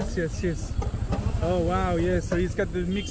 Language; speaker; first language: English; non-native, fluent; French